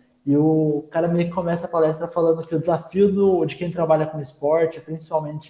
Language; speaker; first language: Portuguese; native; Portuguese